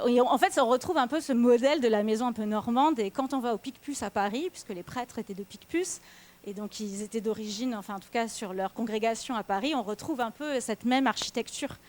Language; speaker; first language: French; native; French